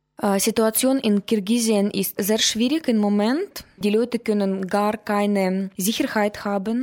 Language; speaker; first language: German; non-native, learner; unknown